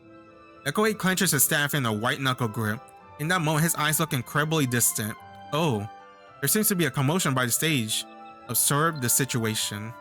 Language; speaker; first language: English; native; English